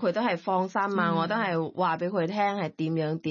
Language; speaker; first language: Cantonese; non-native, learner; Thai